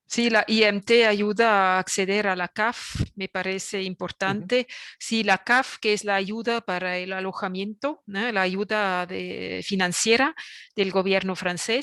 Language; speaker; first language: Spanish; non-native, fluent; French